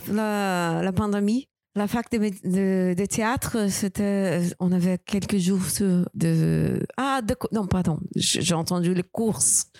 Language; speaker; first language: French; non-native, fluent; Portuguese